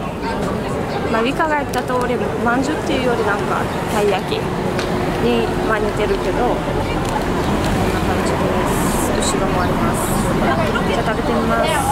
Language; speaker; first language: Japanese; non-native, fluent; Russian